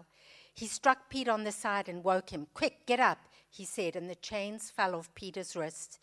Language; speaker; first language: English; native; English